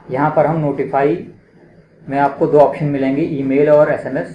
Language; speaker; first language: Hindi; native; Hindi